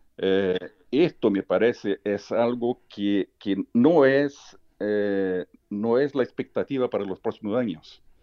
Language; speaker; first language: Spanish; early bilingual, heritage; Portuguese